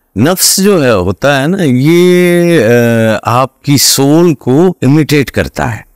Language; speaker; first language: Urdu; non-native, local second language; Punjabi